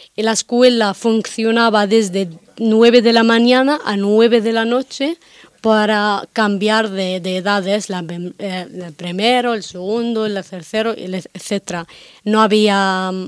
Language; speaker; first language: Spanish; non-native, fluent; Arabic